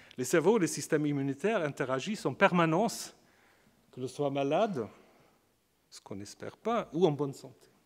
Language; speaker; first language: French; native; French